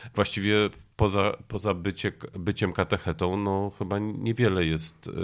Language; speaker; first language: Polish; native; Polish